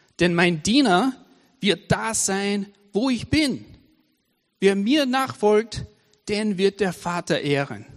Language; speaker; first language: German; non-native, fluent; English